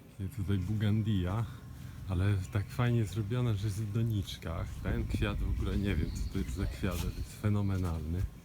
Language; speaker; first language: Polish; native; Polish